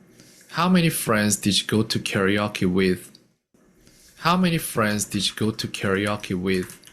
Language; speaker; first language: English; non-native, fluent; Korean